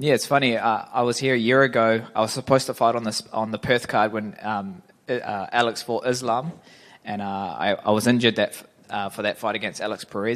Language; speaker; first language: English; native; English